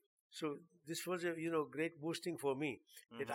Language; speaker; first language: English; non-native, local second language; Urdu